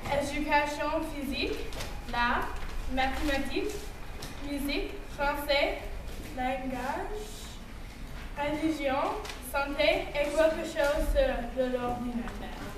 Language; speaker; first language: French; non-native, learner; English